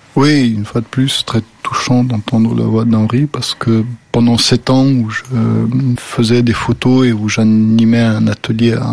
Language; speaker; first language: French; early bilingual, other home language; Slovenian